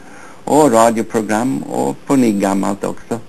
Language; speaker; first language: Swedish; early bilingual, heritage; Swedish